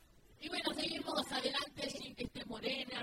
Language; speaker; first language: Spanish; native; Spanish